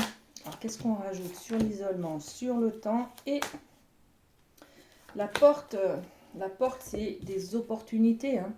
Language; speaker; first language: French; native; French